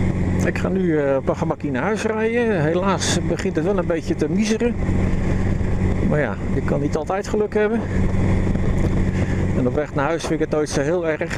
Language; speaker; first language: Dutch; native; Dutch